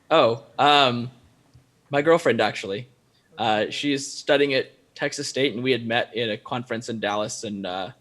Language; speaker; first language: English; native; English